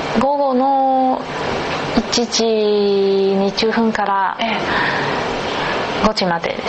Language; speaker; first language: Japanese; non-native, learner; Chinese